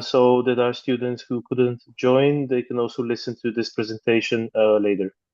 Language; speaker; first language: English; non-native, fluent; Bulgarian